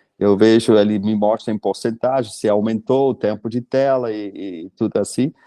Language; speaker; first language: Portuguese; non-native, fluent; German